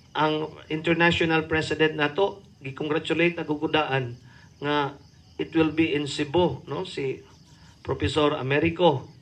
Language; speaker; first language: Cebuano; native; Cebuano